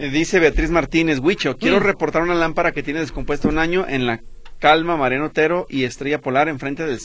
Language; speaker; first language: Spanish; native; Spanish